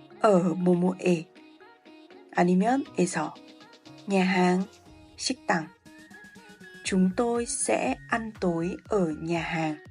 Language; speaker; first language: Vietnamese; non-native, fluent; Korean